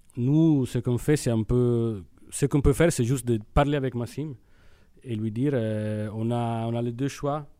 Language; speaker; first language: French; non-native, fluent; Italian